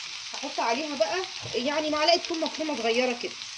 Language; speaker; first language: Arabic; native; Arabic